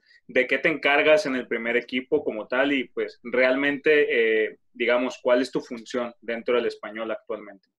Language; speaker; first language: Spanish; native; Spanish